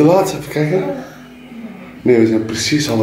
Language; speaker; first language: Dutch; native; Dutch